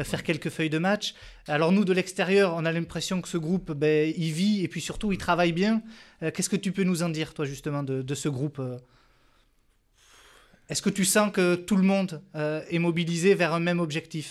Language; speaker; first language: French; native; French